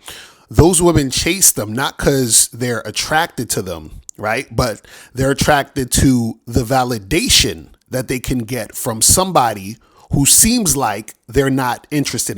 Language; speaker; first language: English; native; English